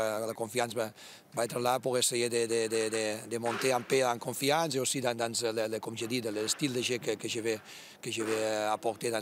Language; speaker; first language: French; non-native, fluent; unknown